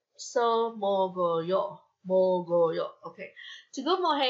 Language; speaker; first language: Korean; non-native, fluent; Filipino